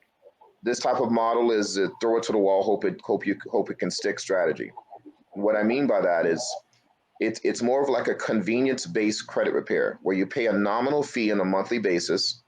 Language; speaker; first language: English; native; English